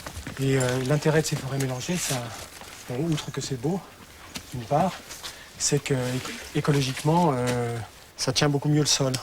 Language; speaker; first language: French; native; French